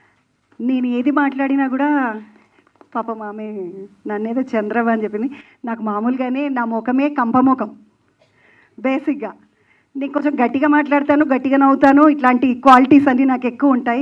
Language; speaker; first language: Telugu; native; Telugu